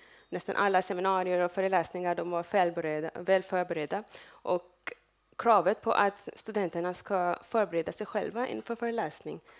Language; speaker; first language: Swedish; non-native, fluent; Urdu